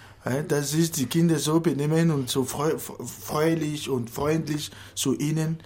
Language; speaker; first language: German; non-native, fluent; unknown